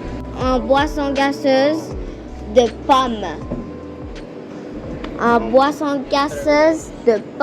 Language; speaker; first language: French; non-native, fluent; Spanish